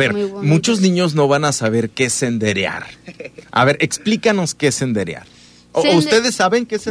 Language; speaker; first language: Spanish; native; Spanish